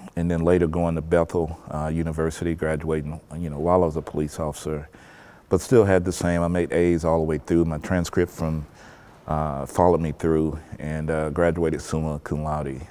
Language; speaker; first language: English; native; English